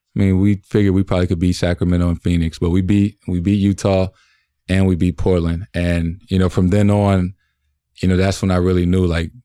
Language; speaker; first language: English; native; English